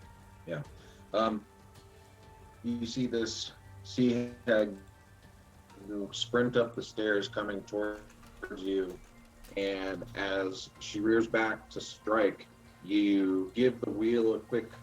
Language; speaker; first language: English; native; English